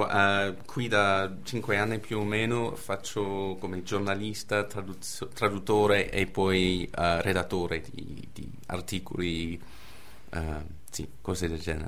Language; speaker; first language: Italian; non-native, fluent; English